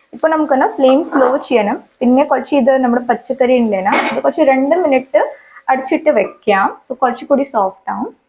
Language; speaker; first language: Malayalam; native; Malayalam